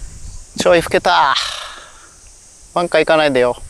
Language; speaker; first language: Japanese; native; Japanese